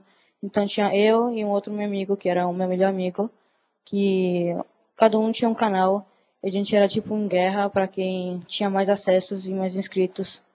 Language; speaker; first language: Portuguese; early bilingual, other home language; Italian